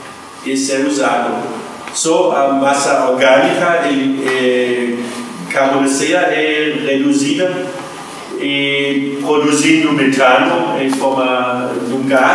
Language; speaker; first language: Portuguese; non-native, fluent; German